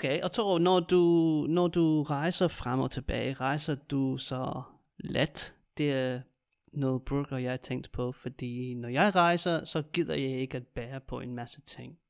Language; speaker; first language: Danish; native; Danish